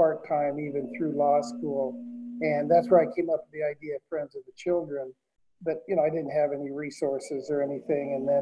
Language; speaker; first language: English; native; English